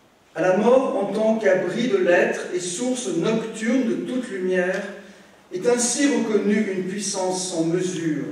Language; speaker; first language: French; native; French